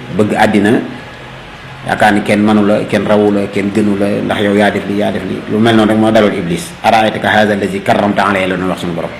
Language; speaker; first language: Wolof; native; Wolof